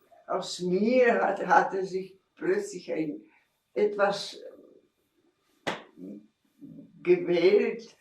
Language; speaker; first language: German; non-native, fluent; Czech